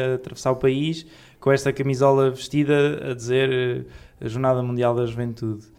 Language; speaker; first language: Portuguese; native; Portuguese